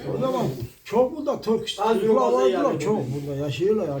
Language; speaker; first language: Turkish; early bilingual, heritage; Turkish